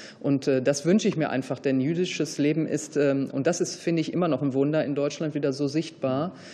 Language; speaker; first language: German; native; German